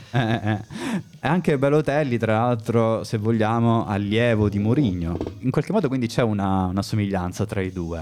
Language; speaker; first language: Italian; native; Italian